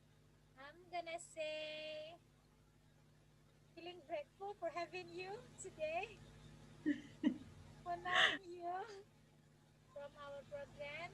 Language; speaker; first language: English; non-native, fluent; Indonesian